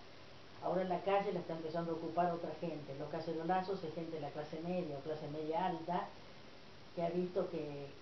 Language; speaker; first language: Spanish; native; Spanish